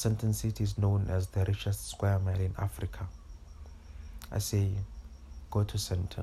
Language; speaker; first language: English; non-native, local second language; Northern Sotho